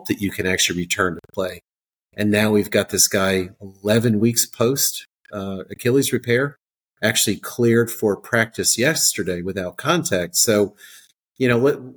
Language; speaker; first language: English; native; English